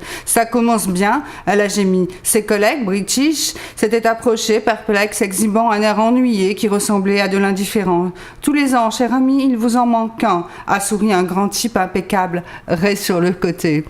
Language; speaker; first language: French; native; French